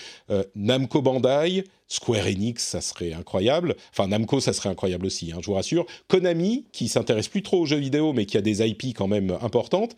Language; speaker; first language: French; native; French